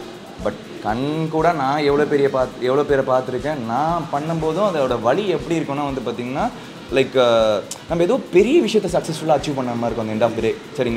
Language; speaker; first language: Tamil; native; Tamil